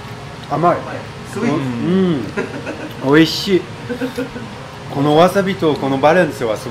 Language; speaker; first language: Japanese; non-native, learner; French